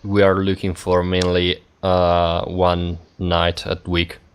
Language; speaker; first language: English; non-native, fluent; Italian